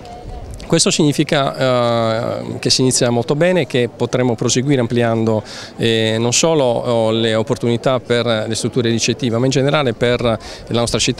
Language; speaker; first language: Italian; native; Italian